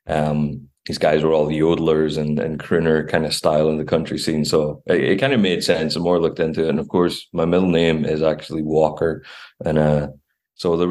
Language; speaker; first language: English; native; English